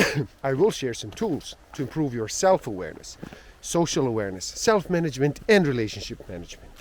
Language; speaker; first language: English; native; English